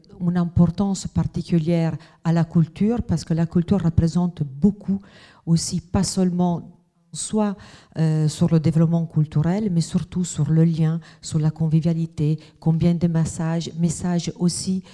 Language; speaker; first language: French; non-native, fluent; Italian